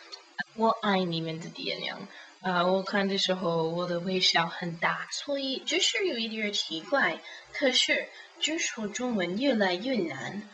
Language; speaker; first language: Chinese; non-native, learner; English